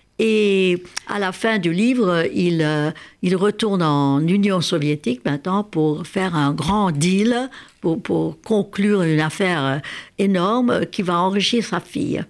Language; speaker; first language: French; non-native, fluent; Hungarian